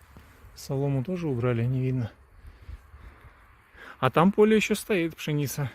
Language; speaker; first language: Russian; native; Russian